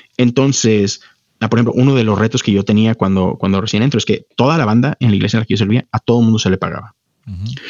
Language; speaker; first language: Spanish; native; Spanish